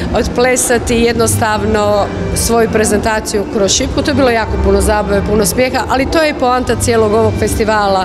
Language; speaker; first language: Croatian; native; Croatian